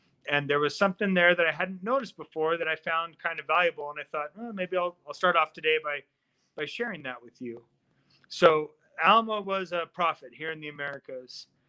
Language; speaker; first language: English; native; English